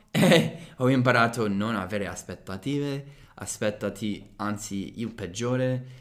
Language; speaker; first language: Italian; non-native, fluent; English